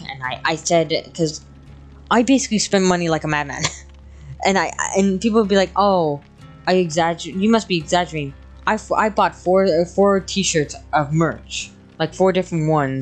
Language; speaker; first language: English; native; English